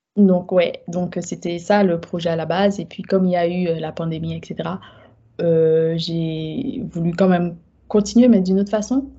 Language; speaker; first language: French; native; French